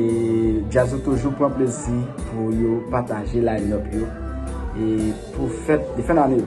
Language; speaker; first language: French; non-native, local second language; Haitian Creole